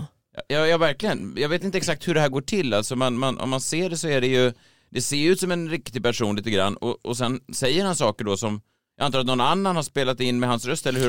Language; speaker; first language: Swedish; native; Swedish